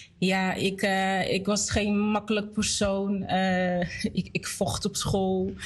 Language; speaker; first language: Dutch; non-native, fluent; Portuguese